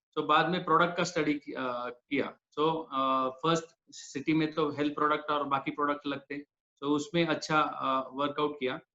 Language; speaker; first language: Hindi; non-native, local second language; Marathi